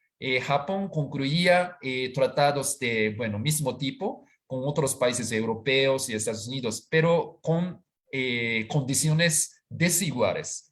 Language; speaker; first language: Spanish; non-native, fluent; Japanese